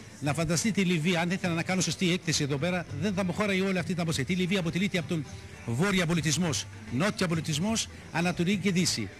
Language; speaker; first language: Greek; non-native, fluent; Arabic